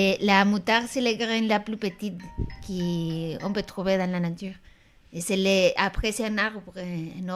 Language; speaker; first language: French; non-native, fluent; Spanish